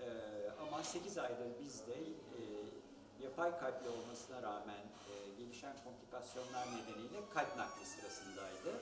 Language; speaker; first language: Turkish; native; Turkish